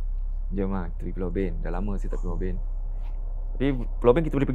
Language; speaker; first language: Malay; native; Malay